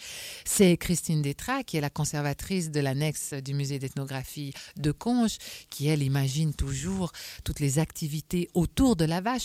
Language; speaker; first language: French; native; French